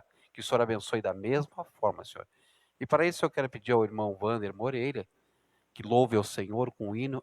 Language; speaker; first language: Portuguese; native; Portuguese